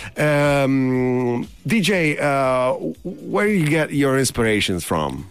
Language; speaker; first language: English; non-native, fluent; Italian